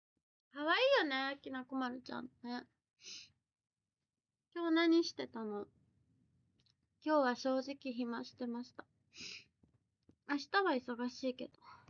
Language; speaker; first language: Japanese; native; Japanese